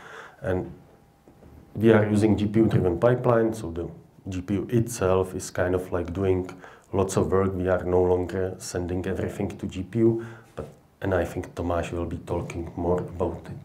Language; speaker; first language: English; non-native, fluent; Czech